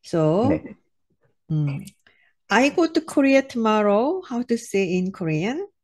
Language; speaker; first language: English; non-native, learner; Korean